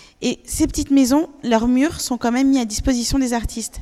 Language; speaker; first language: French; native; French